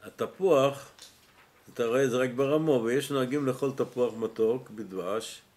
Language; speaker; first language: Hebrew; native; Hebrew